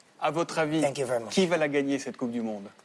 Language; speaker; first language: French; native; French